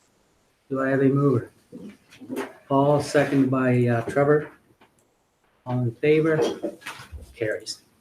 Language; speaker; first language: English; native; English